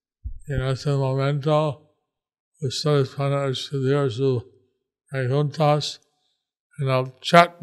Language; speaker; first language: Spanish; non-native, learner; English